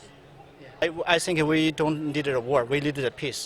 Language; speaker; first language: English; non-native, learner; Chinese